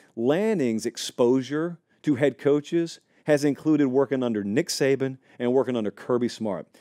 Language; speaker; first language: English; native; English